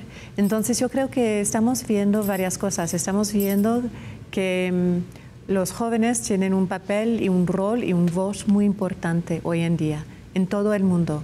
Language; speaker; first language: Spanish; non-native, fluent; English